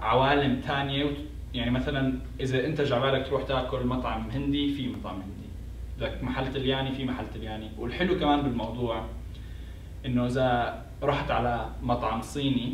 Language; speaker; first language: Arabic; native; Arabic